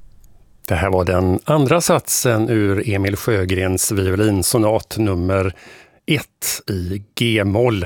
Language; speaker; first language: Swedish; native; Swedish